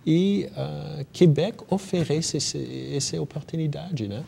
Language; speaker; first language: Portuguese; non-native, fluent; French